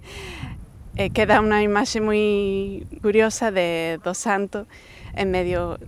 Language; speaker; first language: Galician; non-native, fluent; English